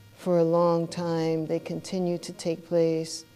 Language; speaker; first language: English; native; English